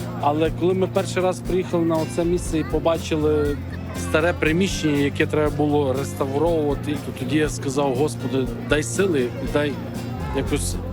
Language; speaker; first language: Ukrainian; native; Ukrainian